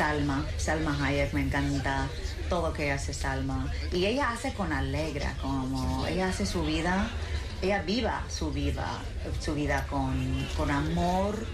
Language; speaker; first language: Spanish; early bilingual, heritage; English